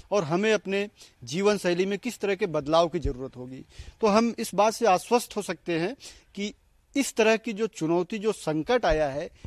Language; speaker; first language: Hindi; native; Hindi